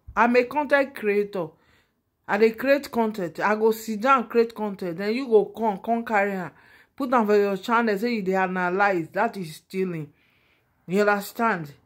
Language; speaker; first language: Nigerian Pidgin; non-native, local second language; Yoruba